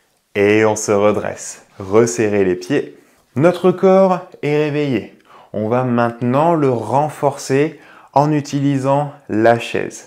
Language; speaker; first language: French; native; French